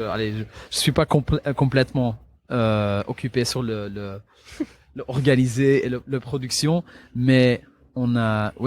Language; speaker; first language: French; non-native, local second language; Dutch